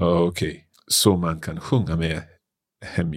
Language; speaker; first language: Swedish; non-native, learner; English